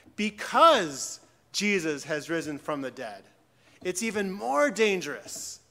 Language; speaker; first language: English; native; English